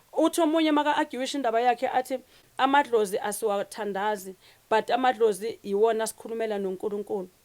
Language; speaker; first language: Zulu; native; Zulu